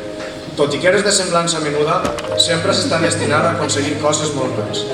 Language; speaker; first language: Catalan; native; Catalan